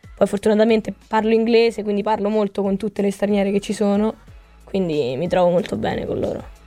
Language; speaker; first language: Italian; native; Italian